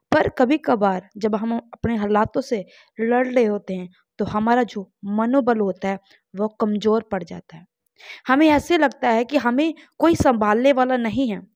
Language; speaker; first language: Hindi; non-native, local second language; Punjabi